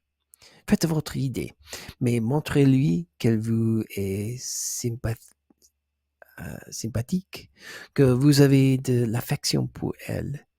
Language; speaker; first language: French; non-native, learner; English